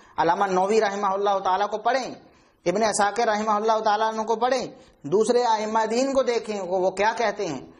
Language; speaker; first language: Urdu; non-native, local second language; Punjabi